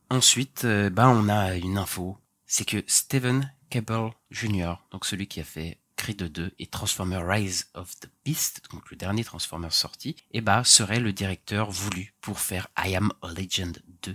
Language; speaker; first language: French; native; French